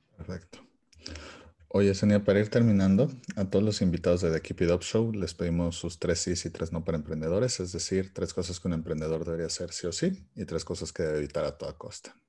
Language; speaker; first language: Spanish; native; Spanish